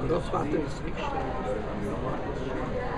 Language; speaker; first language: German; non-native, learner; Czech